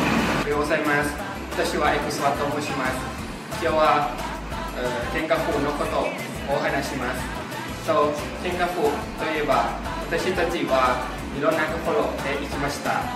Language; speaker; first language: Japanese; non-native, learner; Thai